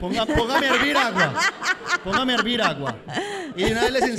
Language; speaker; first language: Spanish; native; Spanish